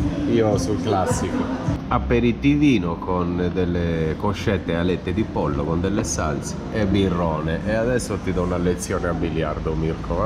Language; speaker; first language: Italian; native; Italian